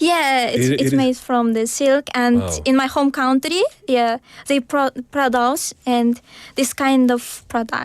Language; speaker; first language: English; non-native, learner; Uzbek